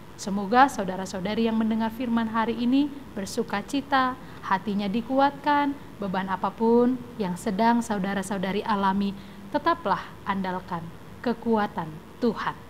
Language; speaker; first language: Indonesian; native; Indonesian